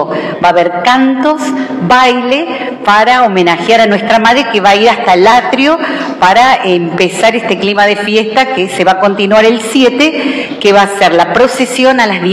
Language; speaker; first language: Spanish; native; Spanish